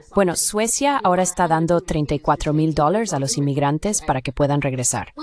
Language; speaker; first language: Spanish; non-native, fluent; Chinese